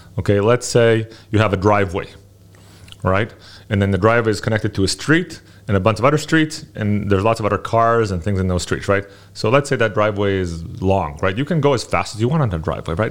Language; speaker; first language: English; early bilingual, other home language; Hebrew